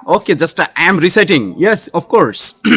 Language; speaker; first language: English; non-native, learner; Bangla